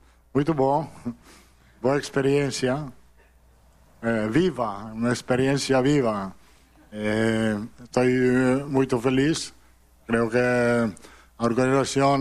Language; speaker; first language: Portuguese; non-native, fluent; Italian